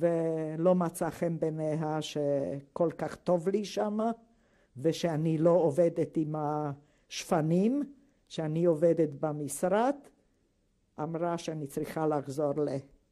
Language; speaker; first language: Hebrew; non-native, fluent; Hungarian